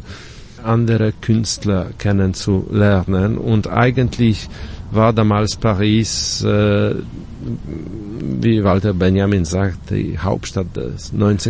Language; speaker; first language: German; non-native, fluent; Polish